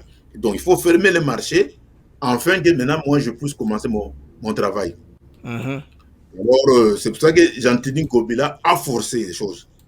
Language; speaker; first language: French; non-native, local second language; Lingala